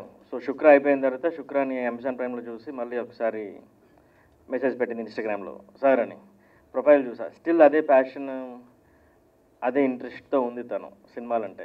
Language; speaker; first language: Telugu; native; Telugu